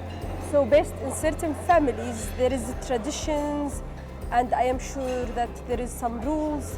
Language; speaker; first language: English; non-native, fluent; Arabic